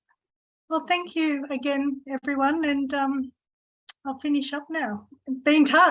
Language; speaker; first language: English; native; English